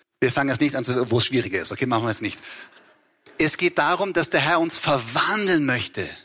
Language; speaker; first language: German; native; German